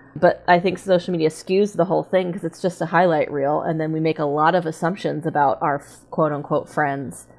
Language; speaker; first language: English; native; English